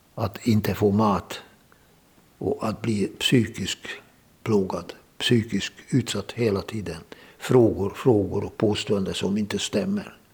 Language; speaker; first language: Swedish; non-native, fluent; Hungarian